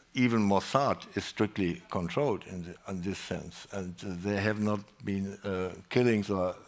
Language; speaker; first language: English; non-native, fluent; German